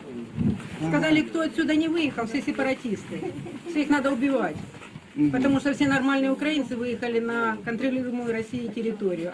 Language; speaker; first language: Russian; native; Russian